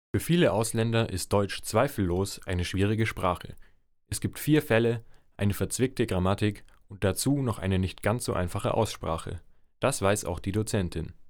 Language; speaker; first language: German; native; German